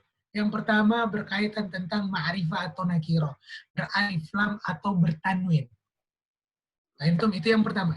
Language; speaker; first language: Indonesian; native; Indonesian